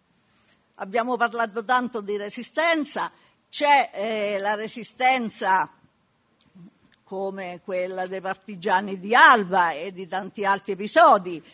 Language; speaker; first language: Italian; native; Italian